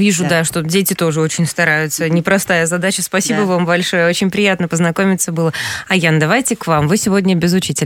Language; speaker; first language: Russian; native; Russian